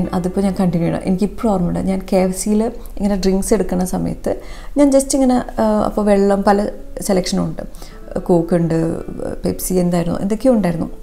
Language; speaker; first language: Malayalam; early bilingual, heritage; Malayalam